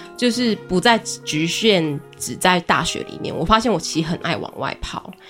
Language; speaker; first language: Chinese; native; Chinese